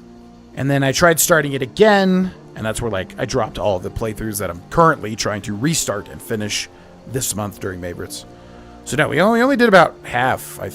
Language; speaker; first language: English; native; English